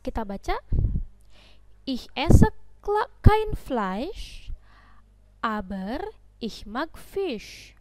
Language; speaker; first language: German; non-native, fluent; Indonesian